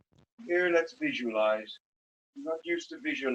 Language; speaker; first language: English; native; English